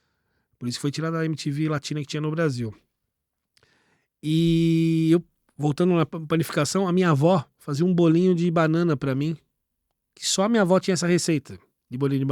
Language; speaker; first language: Portuguese; native; Portuguese